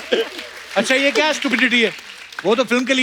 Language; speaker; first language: Hindi; native; Hindi